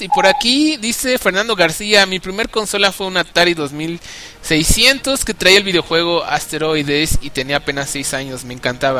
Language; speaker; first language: Spanish; native; Spanish